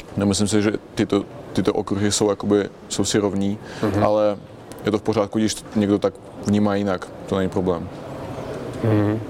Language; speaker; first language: Czech; non-native, fluent; Russian